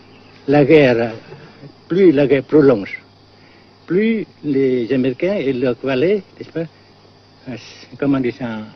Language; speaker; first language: French; non-native, local second language; Vietnamese